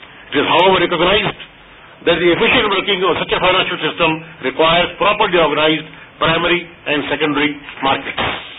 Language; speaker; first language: English; non-native, local second language; Urdu